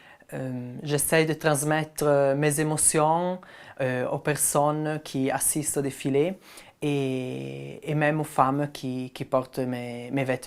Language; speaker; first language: French; non-native, local second language; Italian